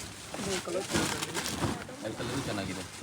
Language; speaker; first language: Kannada; non-native, local second language; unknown